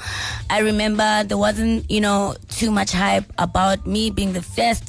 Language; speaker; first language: English; non-native, local second language; Tswana